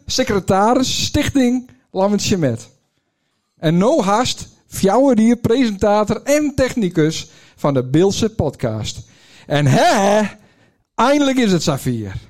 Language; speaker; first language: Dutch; native; Dutch